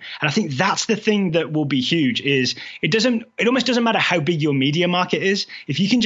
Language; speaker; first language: English; native; English